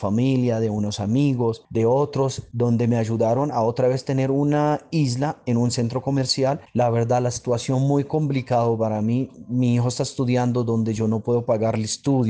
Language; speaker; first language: Spanish; non-native, fluent; Arabic